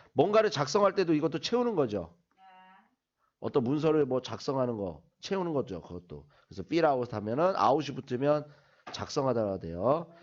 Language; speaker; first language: Korean; native; Korean